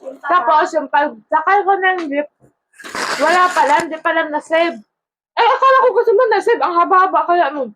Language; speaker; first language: Filipino; non-native, local second language; Cebuano